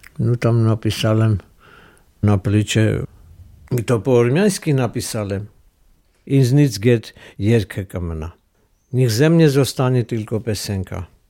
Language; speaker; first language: Polish; non-native, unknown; Armenian